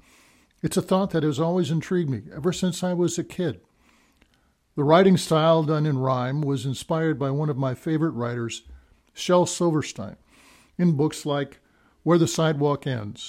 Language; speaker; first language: English; native; English